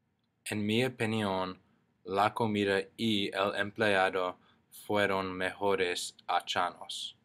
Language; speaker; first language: Spanish; non-native, learner; English